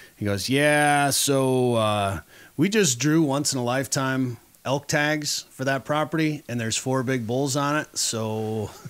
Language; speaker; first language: English; native; English